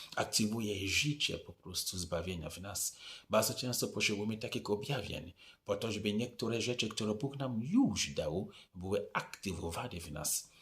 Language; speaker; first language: Polish; non-native, fluent; French